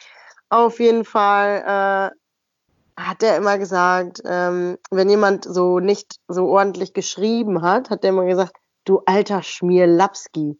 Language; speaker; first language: German; native; German